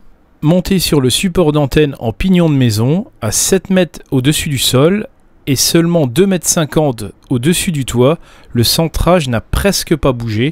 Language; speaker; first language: French; native; French